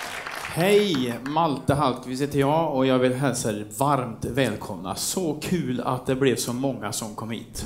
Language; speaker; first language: Swedish; native; Swedish